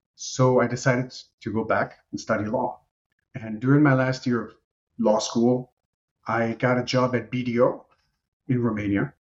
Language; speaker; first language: English; non-native, fluent; Romanian